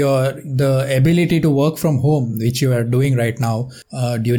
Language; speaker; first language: English; non-native, local second language; Kannada